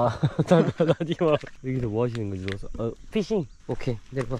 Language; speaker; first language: Korean; native; Korean